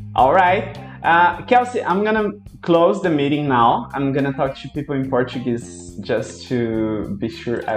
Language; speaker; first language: English; non-native, fluent; Portuguese